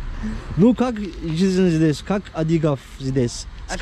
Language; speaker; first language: Russian; non-native, learner; Turkish